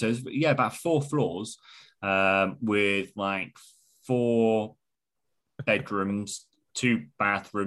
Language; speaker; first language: English; native; English